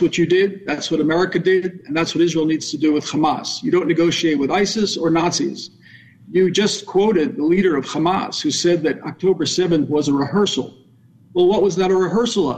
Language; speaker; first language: English; native; English